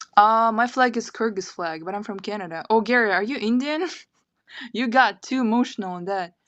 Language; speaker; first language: English; non-native, fluent; Kyrgyz